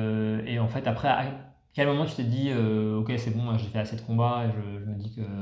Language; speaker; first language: French; native; French